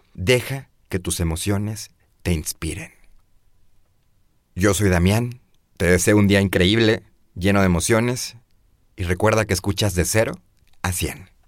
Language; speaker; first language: Spanish; native; Spanish